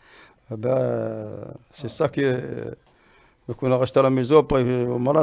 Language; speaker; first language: French; non-native, learner; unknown